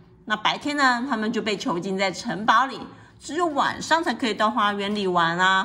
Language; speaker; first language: Chinese; native; Chinese